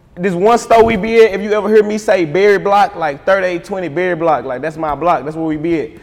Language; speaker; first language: English; native; English